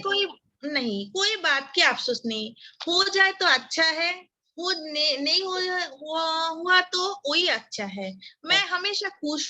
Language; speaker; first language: Hindi; non-native, local second language; Bangla